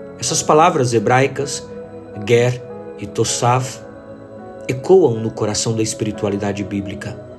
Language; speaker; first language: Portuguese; native; Portuguese